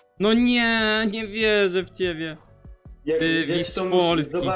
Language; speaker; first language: Polish; native; Polish